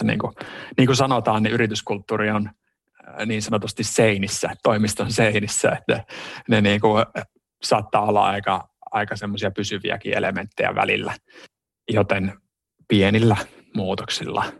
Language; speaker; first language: Finnish; native; Finnish